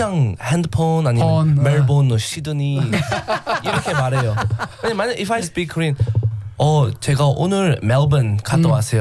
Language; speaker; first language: Korean; non-native, learner; English